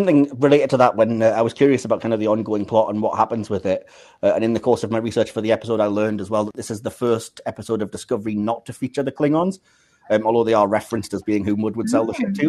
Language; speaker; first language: English; native; English